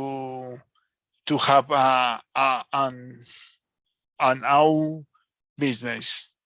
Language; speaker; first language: English; non-native, learner; Spanish